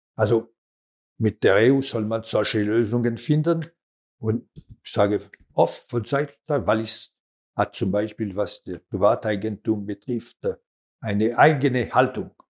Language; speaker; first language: German; non-native, local second language; French